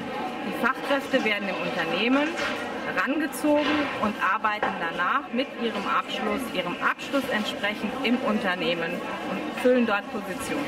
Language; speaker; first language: German; native; German